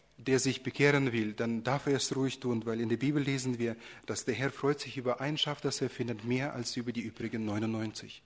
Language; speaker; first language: German; early bilingual, other home language; Russian